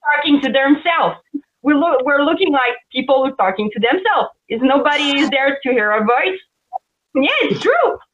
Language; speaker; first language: English; non-native, fluent; French